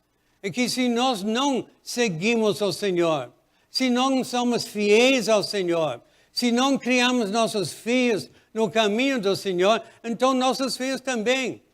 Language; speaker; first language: Portuguese; non-native, fluent; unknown